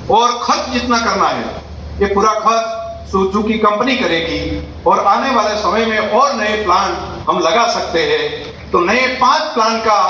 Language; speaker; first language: Hindi; non-native, local second language; Gujarati